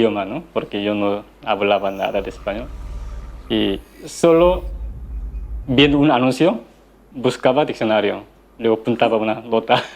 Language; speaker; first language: Spanish; non-native, learner; Korean